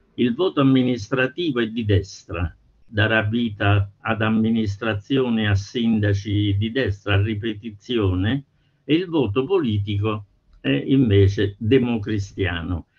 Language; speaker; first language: Italian; native; Italian